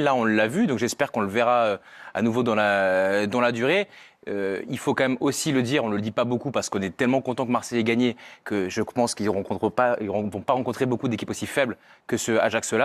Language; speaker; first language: French; native; French